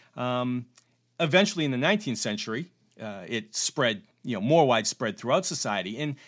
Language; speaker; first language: English; native; English